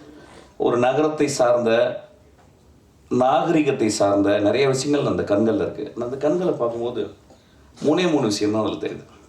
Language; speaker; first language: Tamil; native; Tamil